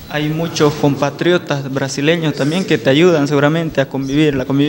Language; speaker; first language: Spanish; non-native, local second language; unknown